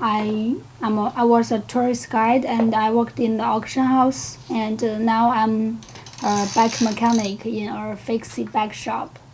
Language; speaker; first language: English; non-native, learner; Chinese